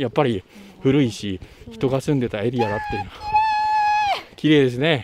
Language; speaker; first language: Japanese; native; Japanese